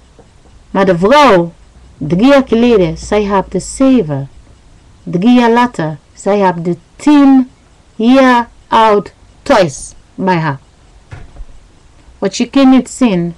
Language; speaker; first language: Dutch; non-native, learner; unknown